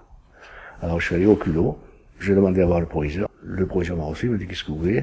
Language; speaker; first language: French; early bilingual, other home language; Spanish